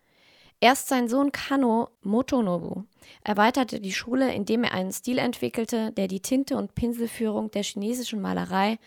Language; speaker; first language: German; native; German